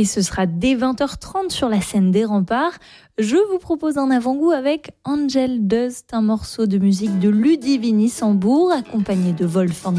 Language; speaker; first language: French; native; French